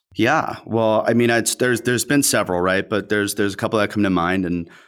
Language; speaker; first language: English; early bilingual, other home language; Spanish